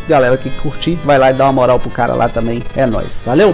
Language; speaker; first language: Portuguese; native; Portuguese